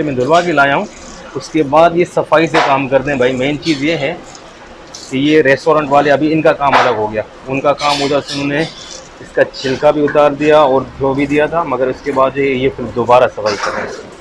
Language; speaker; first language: Hindi; native; Hindi